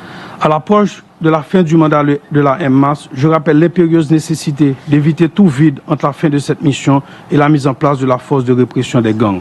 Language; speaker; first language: French; non-native, local second language; Haitian Creole